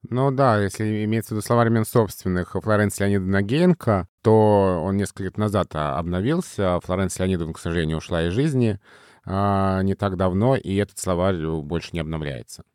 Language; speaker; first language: Russian; native; Russian